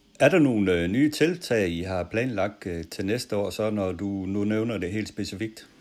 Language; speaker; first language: Danish; native; Danish